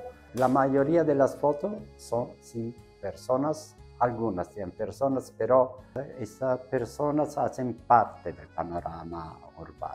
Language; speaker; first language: Spanish; non-native, fluent; Italian